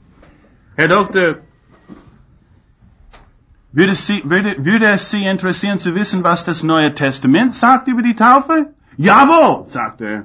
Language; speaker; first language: German; non-native, fluent; English